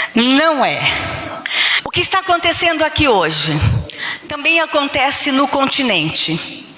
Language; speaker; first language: Portuguese; native; Portuguese